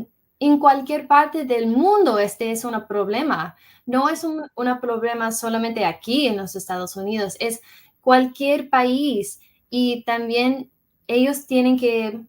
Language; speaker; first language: Spanish; early bilingual, heritage; English